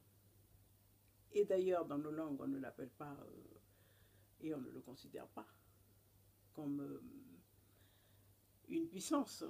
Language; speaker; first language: French; non-native, local second language; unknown